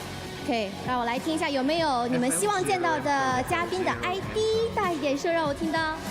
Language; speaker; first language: Chinese; native; Chinese